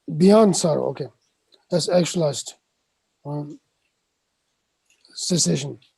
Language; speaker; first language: English; non-native, fluent; Tibetan